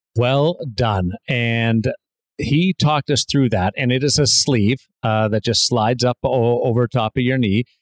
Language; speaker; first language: English; native; English